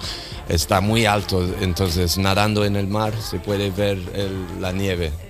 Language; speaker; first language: Spanish; non-native, learner; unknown